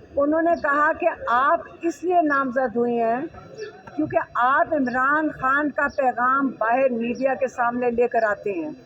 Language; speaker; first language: Urdu; native; Urdu